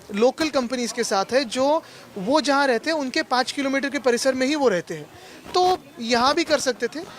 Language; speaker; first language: Hindi; non-native, local second language; Marathi